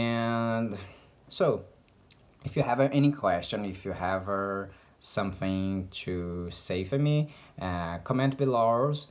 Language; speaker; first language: English; non-native, learner; Portuguese